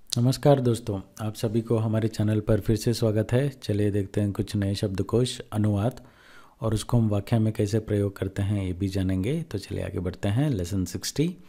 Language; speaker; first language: Hindi; non-native, local second language; Kannada